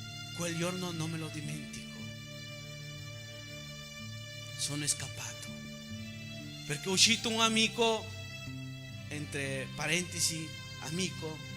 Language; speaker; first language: Italian; non-native, fluent; Spanish